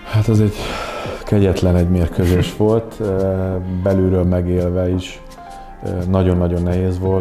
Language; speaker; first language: Hungarian; native; Hungarian